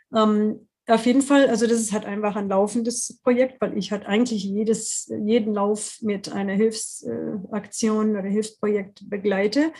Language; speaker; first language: German; non-native, fluent; English